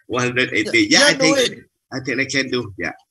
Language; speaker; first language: English; non-native, learner; Vietnamese